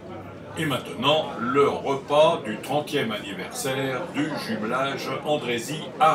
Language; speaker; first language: French; native; French